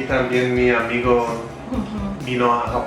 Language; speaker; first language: Spanish; non-native, fluent; English